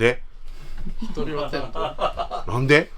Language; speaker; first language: Japanese; native; Japanese